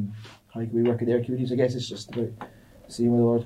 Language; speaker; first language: English; native; English